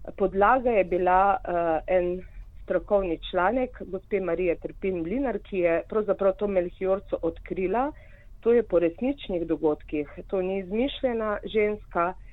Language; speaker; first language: Slovenian; native; Slovenian